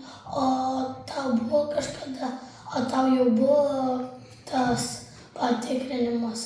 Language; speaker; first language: Lithuanian; non-native, local second language; Russian